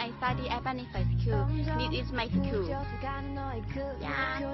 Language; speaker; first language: English; non-native, learner; Thai